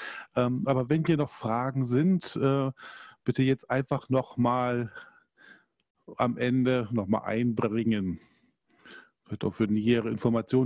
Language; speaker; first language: German; native; German